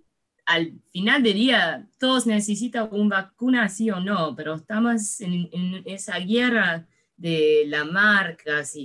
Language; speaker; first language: Spanish; early bilingual, heritage; Spanish